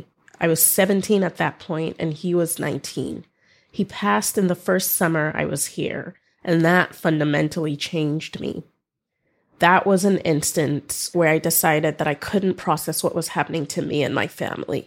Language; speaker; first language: English; non-native, local second language; Yoruba